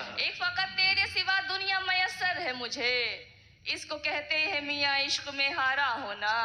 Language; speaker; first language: Urdu; native; Urdu